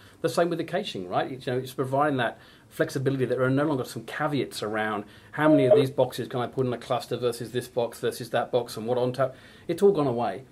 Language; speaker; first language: English; native; English